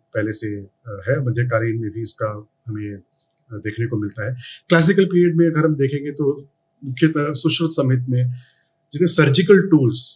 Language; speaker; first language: Hindi; non-native, local second language; Tamil